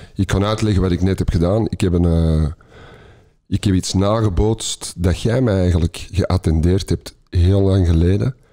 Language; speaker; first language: Dutch; native; Dutch